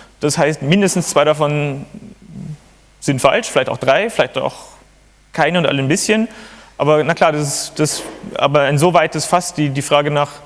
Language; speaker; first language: German; native; German